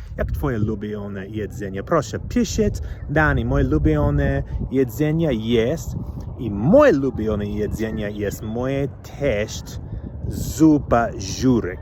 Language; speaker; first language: Polish; non-native, learner; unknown